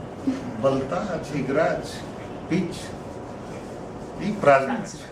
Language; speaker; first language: Russian; non-native, learner; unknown